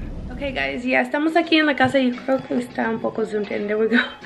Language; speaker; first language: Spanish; early bilingual, heritage; Spanish